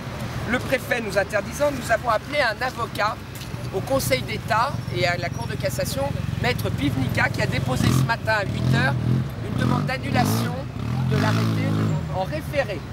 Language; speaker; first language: French; native; French